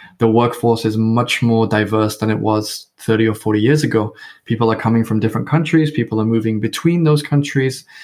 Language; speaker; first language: English; native; English